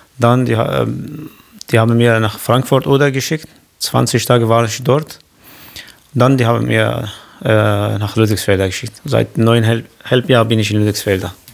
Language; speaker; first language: German; non-native, learner; Kurdish